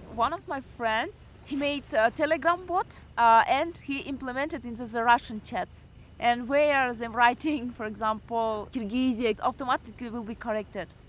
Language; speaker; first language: English; non-native, fluent; Russian